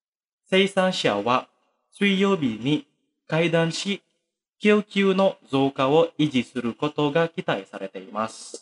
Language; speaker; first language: Japanese; non-native, fluent; Indonesian